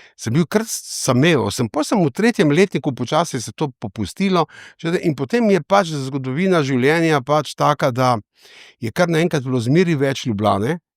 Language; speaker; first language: Slovenian; native; Slovenian